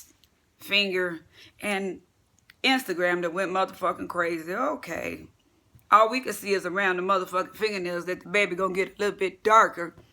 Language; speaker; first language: English; native; English